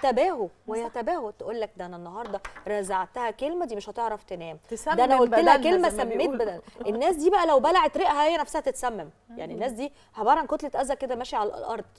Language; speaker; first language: Arabic; native; Arabic